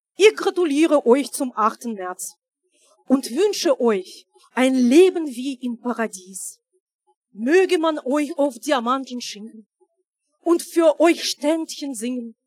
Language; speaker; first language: German; non-native, fluent; Russian